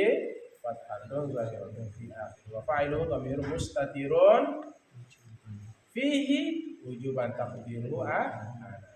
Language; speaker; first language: Arabic; non-native, fluent; Sasak